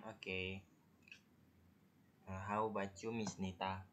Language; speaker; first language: English; non-native, learner; Indonesian